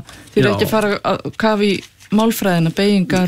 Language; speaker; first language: Icelandic; native; Icelandic